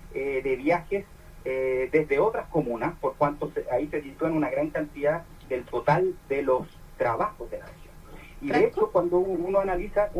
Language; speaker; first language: Spanish; native; Spanish